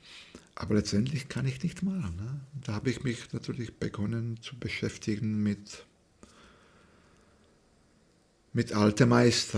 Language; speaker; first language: German; non-native, fluent; Slovak